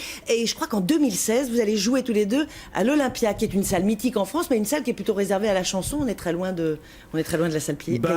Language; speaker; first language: French; native; French